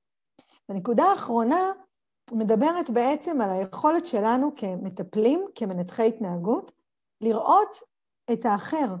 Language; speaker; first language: Hebrew; native; Hebrew